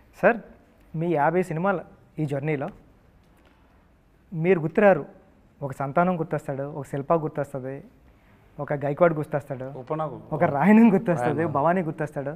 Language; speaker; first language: Telugu; native; Telugu